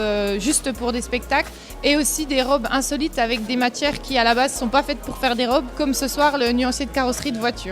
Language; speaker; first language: French; native; French